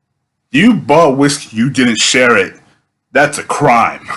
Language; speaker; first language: English; native; English